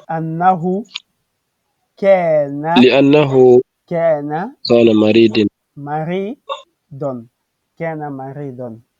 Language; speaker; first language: Arabic; non-native, fluent; French